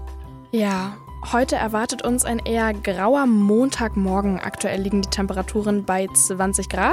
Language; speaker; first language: German; native; German